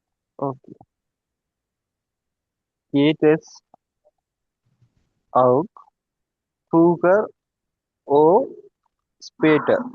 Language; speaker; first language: German; non-native, learner; Tamil